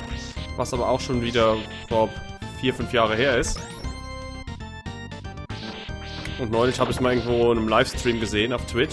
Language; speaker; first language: German; native; German